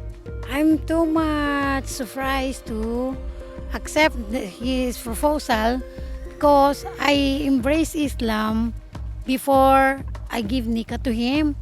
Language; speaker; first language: English; non-native, learner; Japanese